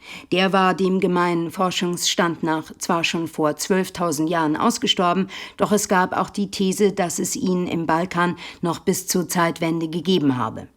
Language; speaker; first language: German; native; German